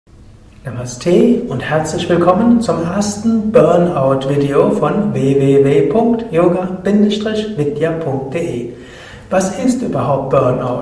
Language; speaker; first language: German; native; German